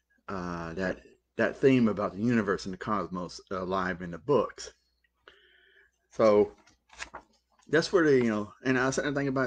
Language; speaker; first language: English; native; English